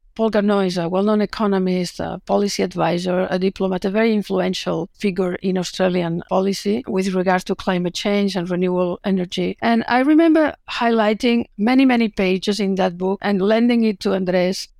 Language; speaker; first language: English; non-native, fluent; Catalan